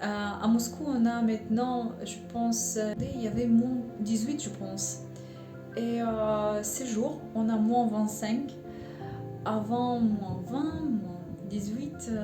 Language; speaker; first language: French; non-native, learner; Russian